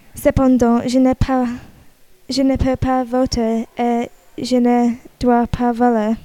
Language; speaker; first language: French; non-native, learner; English